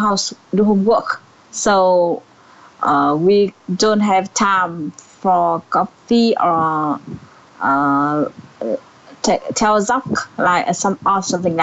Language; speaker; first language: English; non-native, learner; Vietnamese